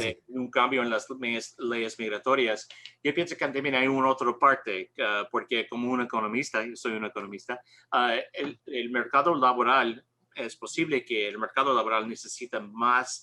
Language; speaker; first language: Spanish; non-native, learner; English